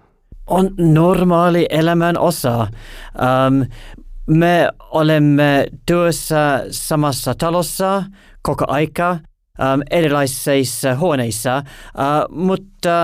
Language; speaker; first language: Finnish; non-native, learner; English